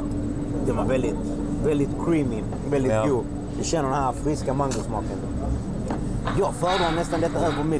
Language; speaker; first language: Swedish; native; Swedish